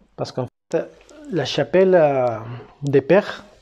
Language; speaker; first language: French; non-native, fluent; Spanish